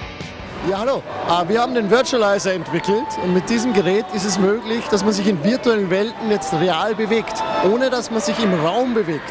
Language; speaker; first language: German; native; German